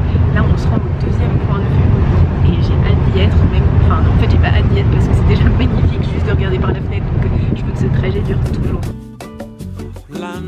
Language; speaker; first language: French; native; French